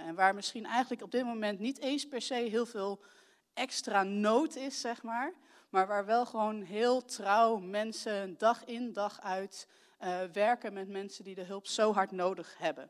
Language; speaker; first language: Dutch; native; Dutch